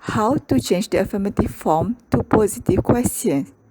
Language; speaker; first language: English; non-native, local second language; Malay